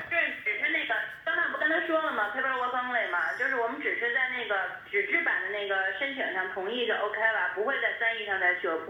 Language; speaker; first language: Chinese; native; Chinese